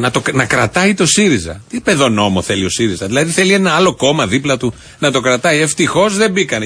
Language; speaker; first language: Greek; native; Greek